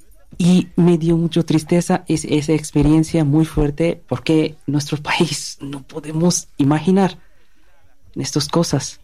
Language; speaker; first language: Spanish; non-native, learner; Bangla